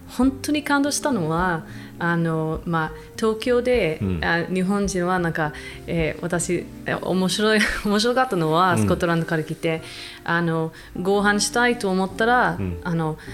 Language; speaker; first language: Japanese; non-native, fluent; English